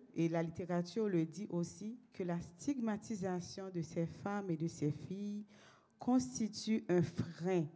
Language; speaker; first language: French; native; French